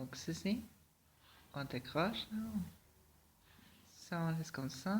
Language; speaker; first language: French; non-native, fluent; Spanish